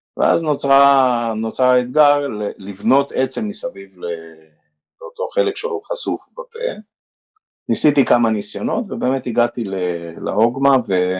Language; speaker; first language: Hebrew; early bilingual, other home language; Romanian